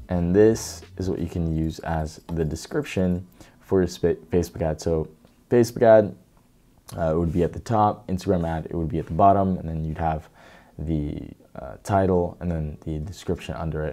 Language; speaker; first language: English; native; English